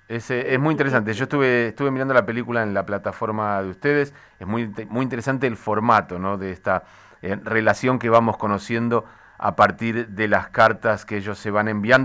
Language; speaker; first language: Spanish; native; Spanish